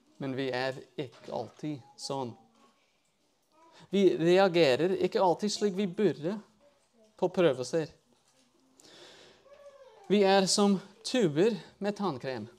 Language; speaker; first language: Norwegian; non-native, fluent; English